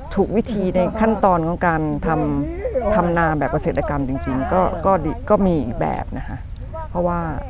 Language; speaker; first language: Thai; native; Thai